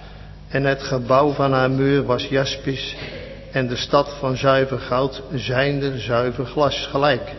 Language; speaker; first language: Dutch; native; Dutch